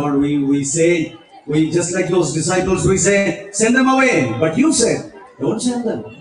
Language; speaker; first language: English; non-native, local second language; Telugu